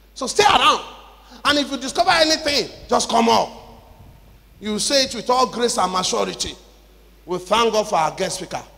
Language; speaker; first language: English; non-native, local second language; Yoruba